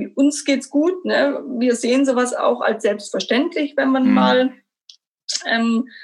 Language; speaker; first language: German; native; German